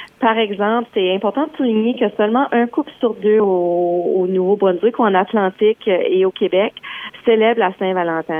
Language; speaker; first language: French; native; French